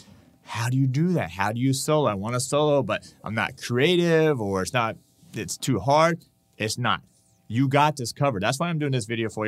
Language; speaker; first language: English; native; English